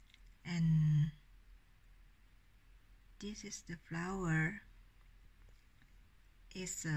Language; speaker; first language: English; non-native, learner; Indonesian